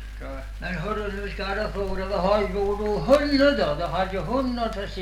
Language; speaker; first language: Swedish; native; Swedish